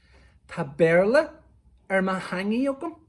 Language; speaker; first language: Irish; non-native, local second language; English